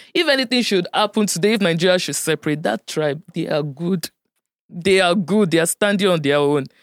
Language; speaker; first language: English; non-native, local second language; Yoruba